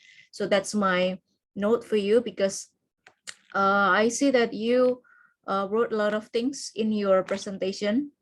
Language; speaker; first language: English; non-native, fluent; Indonesian